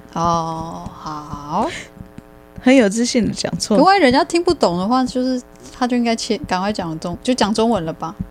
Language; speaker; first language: Chinese; non-native, fluent; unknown